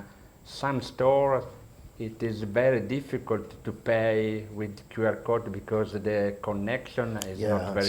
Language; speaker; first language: English; non-native, learner; Italian